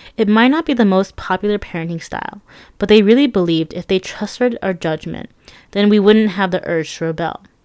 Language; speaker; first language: English; early bilingual, other home language; Persian